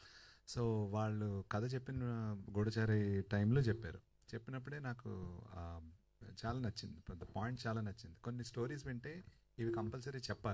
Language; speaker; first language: Telugu; native; Telugu